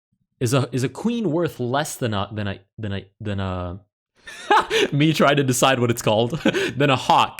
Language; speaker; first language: English; native; English